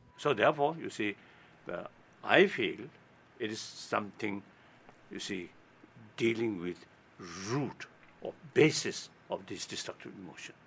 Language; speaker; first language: English; non-native, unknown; Tibetan